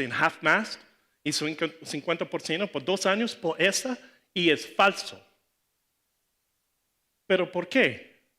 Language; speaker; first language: Spanish; non-native, learner; English